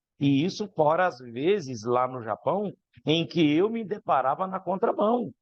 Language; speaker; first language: Portuguese; native; Portuguese